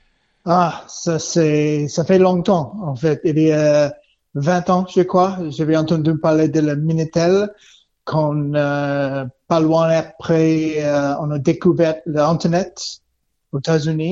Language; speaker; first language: French; non-native, learner; English